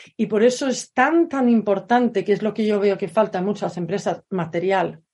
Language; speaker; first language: Spanish; non-native, fluent; Swedish